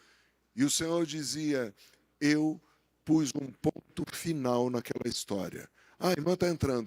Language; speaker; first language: Portuguese; native; Portuguese